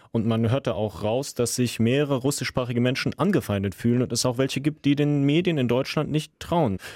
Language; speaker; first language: German; early bilingual, other home language; Russian